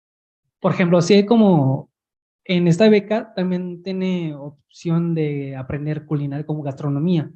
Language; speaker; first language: Spanish; early bilingual, heritage; Spanish